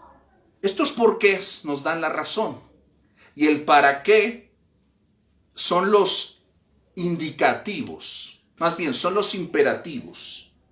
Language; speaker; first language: Spanish; native; Spanish